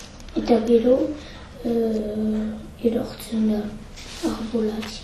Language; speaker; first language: Basque; non-native, local second language; French